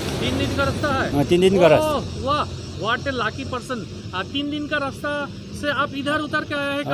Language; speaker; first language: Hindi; non-native, local second language; Bangla